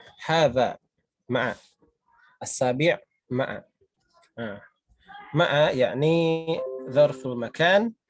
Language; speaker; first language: Arabic; non-native, fluent; Indonesian